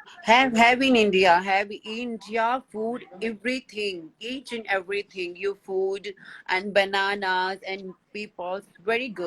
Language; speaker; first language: English; non-native, learner; Hindi